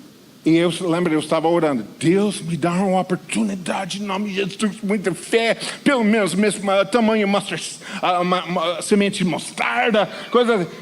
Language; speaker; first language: Portuguese; non-native, fluent; English